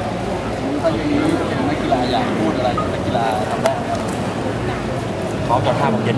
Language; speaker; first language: Thai; native; Thai